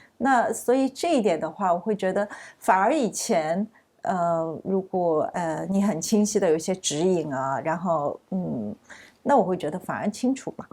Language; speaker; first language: Chinese; native; Chinese